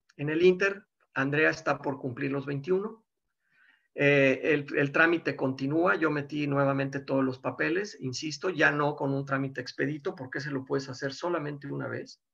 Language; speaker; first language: Spanish; native; Spanish